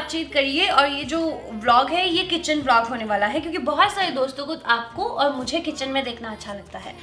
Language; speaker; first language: Hindi; native; Hindi